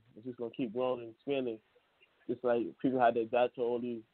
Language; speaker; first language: English; native; English